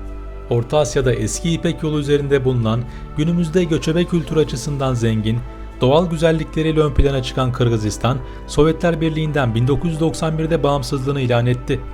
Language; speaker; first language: Turkish; native; Turkish